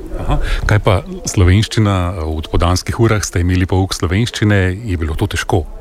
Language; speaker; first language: Slovenian; native; Slovenian